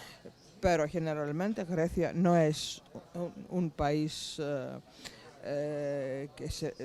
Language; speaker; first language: Spanish; non-native, fluent; Greek